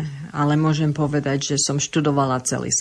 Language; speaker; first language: Slovak; early bilingual, heritage; Slovak